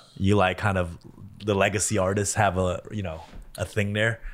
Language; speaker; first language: English; early bilingual, other home language; Korean